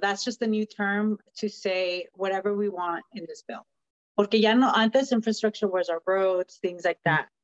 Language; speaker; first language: English; early bilingual, other home language; Spanish